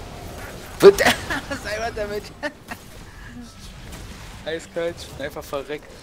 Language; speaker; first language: German; native; German